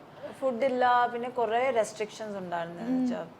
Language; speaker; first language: Malayalam; non-native, local second language; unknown